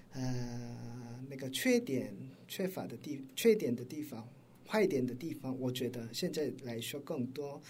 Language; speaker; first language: Chinese; non-native, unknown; Korean